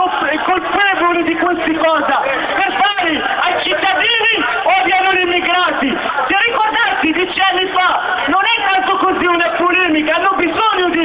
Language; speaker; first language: Italian; non-native, fluent; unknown